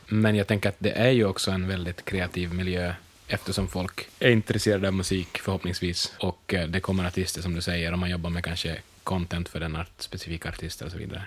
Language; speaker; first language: Swedish; native; Swedish